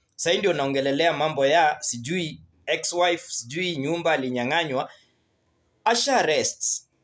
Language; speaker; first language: Swahili; native; Swahili